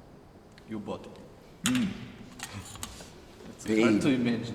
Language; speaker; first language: English; non-native, fluent; Slovenian